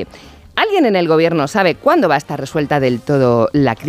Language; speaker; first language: Spanish; native; Spanish